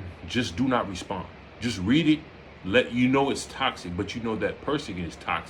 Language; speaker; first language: English; native; English